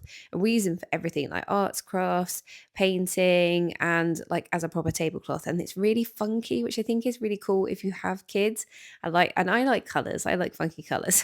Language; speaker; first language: English; native; English